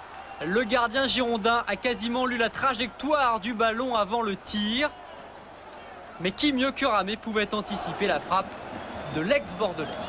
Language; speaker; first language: French; native; French